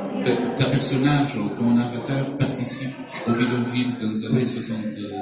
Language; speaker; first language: French; non-native, fluent; Portuguese